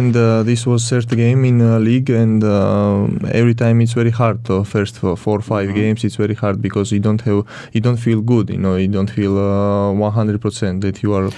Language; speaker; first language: English; non-native, learner; Georgian